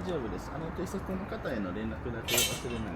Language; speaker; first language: Japanese; native; Japanese